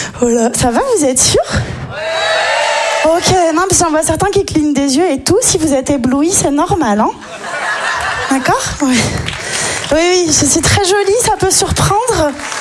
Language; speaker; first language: French; native; French